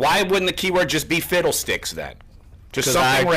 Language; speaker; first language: English; native; English